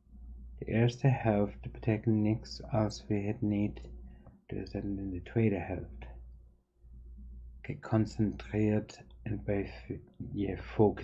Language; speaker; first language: Dutch; non-native, learner; English